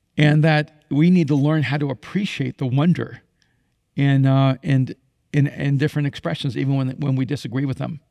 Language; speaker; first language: English; early bilingual, other home language; Spanish